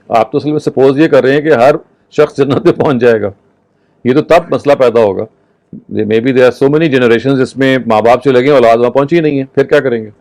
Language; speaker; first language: Urdu; native; Urdu